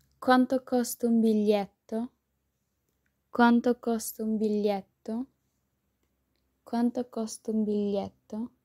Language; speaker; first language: Italian; non-native, learner; Spanish